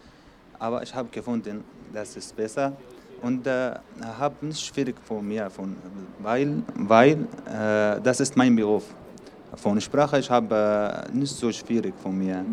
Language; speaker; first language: German; non-native, learner; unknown